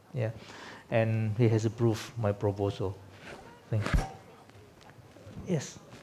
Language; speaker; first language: English; non-native, fluent; Sundanese